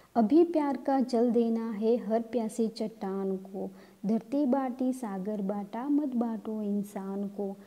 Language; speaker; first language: Hindi; non-native, local second language; Gamit